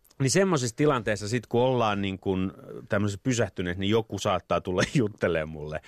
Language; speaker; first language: Finnish; native; Finnish